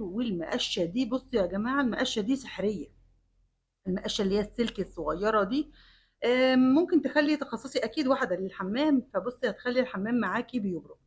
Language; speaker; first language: Arabic; native; Arabic